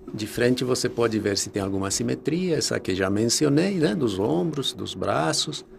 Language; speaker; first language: Portuguese; non-native, fluent; Spanish